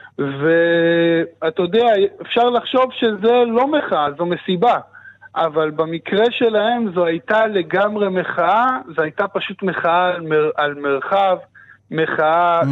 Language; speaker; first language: Hebrew; native; Hebrew